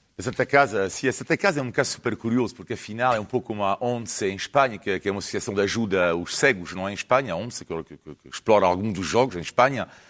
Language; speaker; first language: Portuguese; non-native, fluent; French